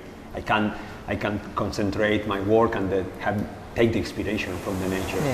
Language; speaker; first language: English; non-native, learner; Spanish